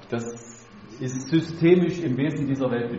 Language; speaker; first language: German; native; German